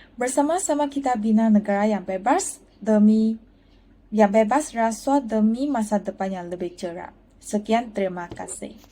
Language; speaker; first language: Malay; non-native, local second language; Chinese